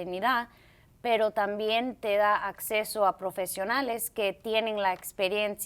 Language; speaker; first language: Spanish; early bilingual, heritage; Spanish